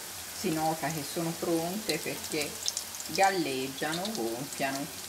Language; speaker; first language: Italian; native; Italian